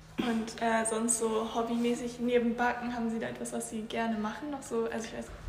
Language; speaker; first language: German; native; German